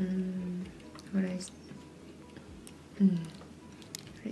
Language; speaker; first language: Japanese; non-native, learner; Vietnamese